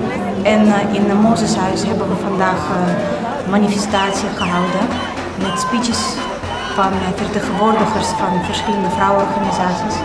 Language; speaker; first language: Dutch; non-native, fluent; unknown